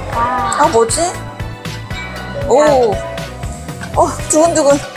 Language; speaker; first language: Korean; native; Korean